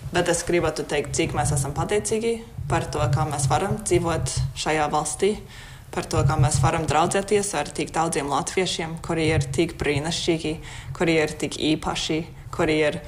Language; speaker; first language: Latvian; non-native, fluent; English